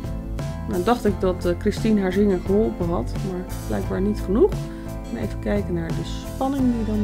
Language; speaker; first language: Dutch; native; Dutch